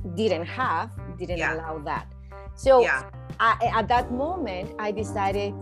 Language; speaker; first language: English; non-native, fluent; Spanish